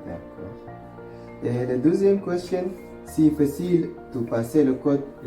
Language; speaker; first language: French; non-native, learner; Arabic